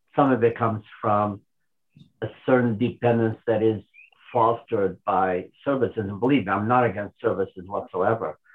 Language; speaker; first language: English; non-native, fluent; Portuguese